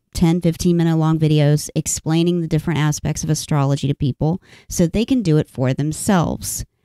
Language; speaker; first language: English; native; English